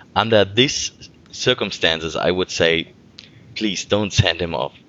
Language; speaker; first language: English; non-native, fluent; German